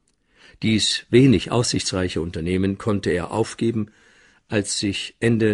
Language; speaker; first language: German; native; German